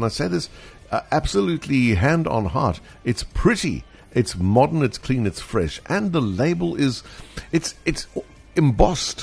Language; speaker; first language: English; native; English